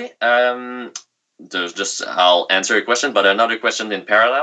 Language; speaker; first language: English; non-native, fluent; French